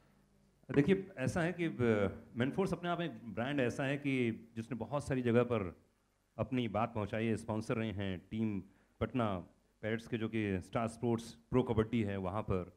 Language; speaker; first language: Hindi; native; Hindi